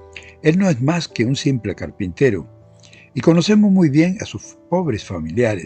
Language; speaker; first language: Spanish; native; Spanish